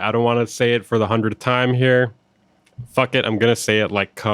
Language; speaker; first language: English; native; English